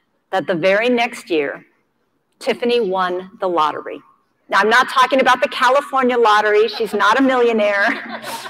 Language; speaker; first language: English; native; English